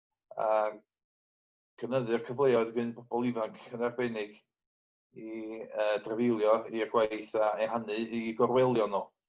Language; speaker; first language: Welsh; native; Welsh